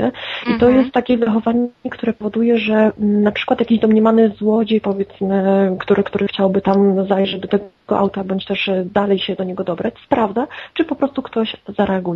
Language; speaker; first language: Polish; native; Polish